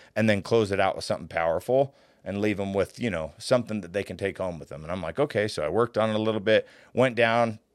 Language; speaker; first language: English; native; English